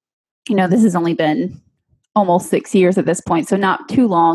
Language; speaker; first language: English; native; English